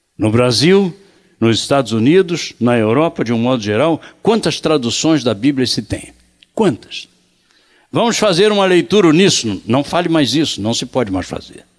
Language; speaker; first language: Portuguese; native; Portuguese